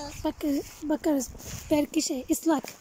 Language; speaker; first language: Turkish; non-native, learner; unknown